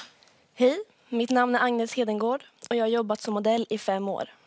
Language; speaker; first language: Swedish; native; Swedish